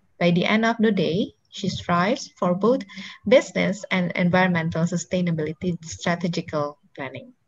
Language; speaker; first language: English; non-native, local second language; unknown